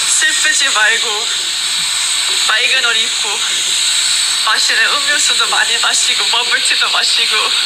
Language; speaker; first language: Korean; non-native, learner; English